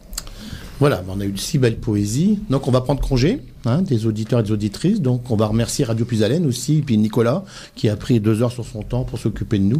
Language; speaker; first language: French; native; French